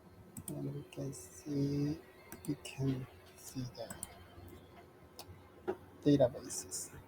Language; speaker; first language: English; non-native, learner; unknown